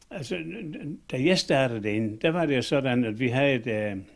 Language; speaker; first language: Danish; native; Danish